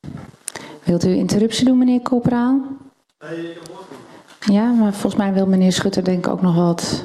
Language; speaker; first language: Dutch; native; Dutch